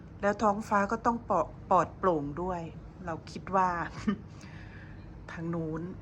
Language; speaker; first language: Thai; native; Thai